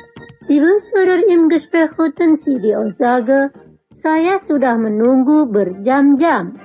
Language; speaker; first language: German; non-native, fluent; Indonesian